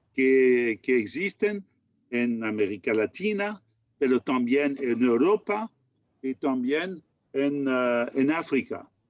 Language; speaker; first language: Spanish; non-native, learner; French